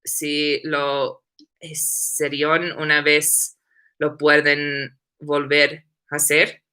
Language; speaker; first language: Spanish; non-native, learner; English